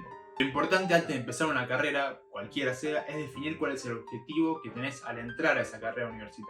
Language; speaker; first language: Spanish; native; Spanish